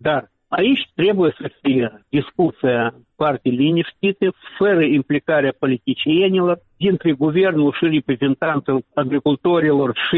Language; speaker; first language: Romanian; non-native, local second language; Russian